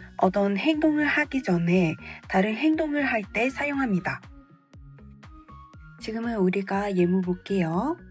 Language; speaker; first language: Korean; non-native, fluent; Vietnamese